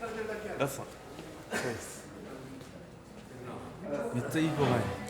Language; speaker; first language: Japanese; non-native, learner; Tongan